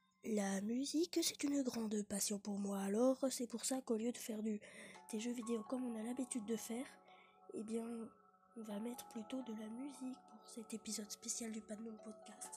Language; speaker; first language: French; native; French